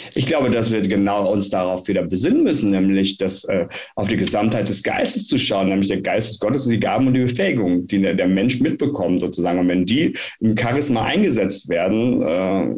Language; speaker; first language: German; native; German